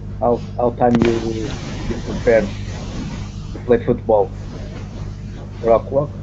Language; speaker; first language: English; non-native, learner; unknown